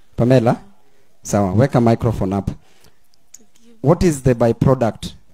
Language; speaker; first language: English; non-native, local second language; Luo (Kenya and Tanzania)